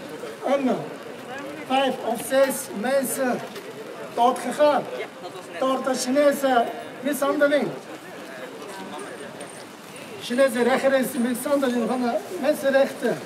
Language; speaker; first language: Dutch; non-native, learner; Mongolian